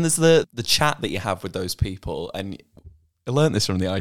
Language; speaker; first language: English; native; English